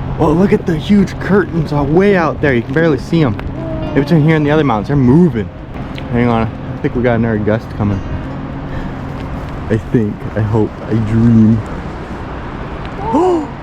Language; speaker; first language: English; native; English